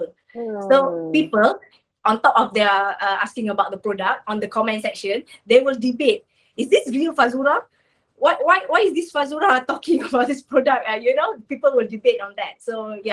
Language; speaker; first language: English; non-native, local second language; Malay